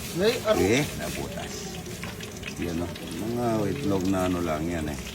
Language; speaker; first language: Filipino; native; Filipino